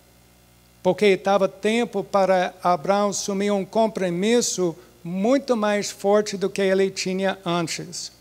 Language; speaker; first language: Portuguese; non-native, fluent; English